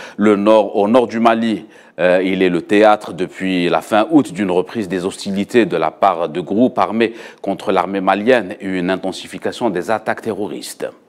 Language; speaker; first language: French; non-native, local second language; Arabic